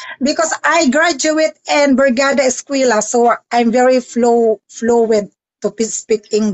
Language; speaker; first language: English; non-native, learner; Filipino